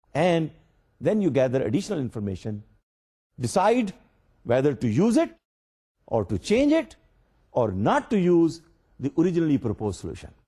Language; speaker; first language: English; non-native, local second language; Urdu